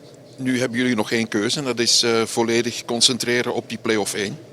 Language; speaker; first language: Dutch; native; Dutch